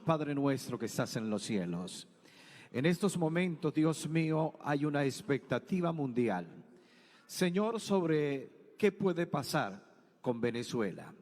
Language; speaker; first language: Spanish; native; Spanish